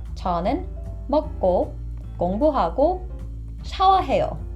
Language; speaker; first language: Korean; non-native, fluent; English